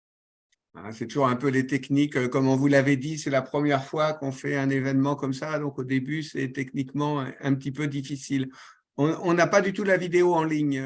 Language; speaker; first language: French; native; French